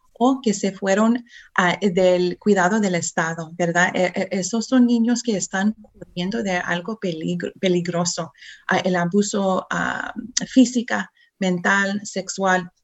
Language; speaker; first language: Spanish; early bilingual, heritage; English